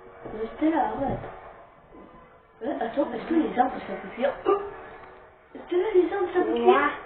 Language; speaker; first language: French; native; French